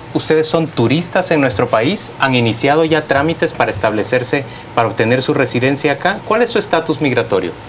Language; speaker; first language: Spanish; native; Spanish